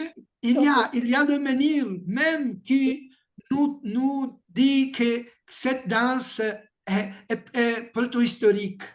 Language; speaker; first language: French; non-native, learner; Italian